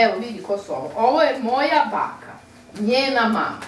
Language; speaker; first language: Croatian; native; Croatian